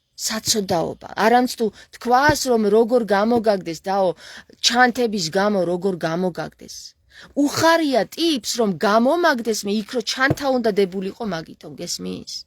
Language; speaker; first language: Georgian; native; Georgian